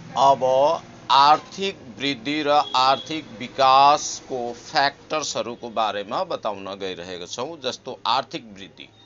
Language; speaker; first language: Nepali; native; Nepali